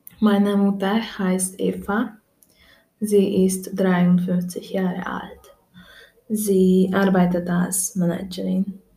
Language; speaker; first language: German; non-native, learner; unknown